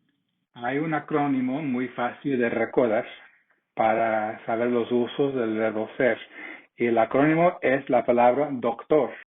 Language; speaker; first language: Spanish; non-native, fluent; English